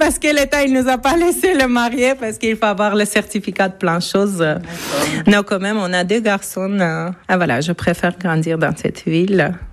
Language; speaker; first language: French; non-native, learner; Armenian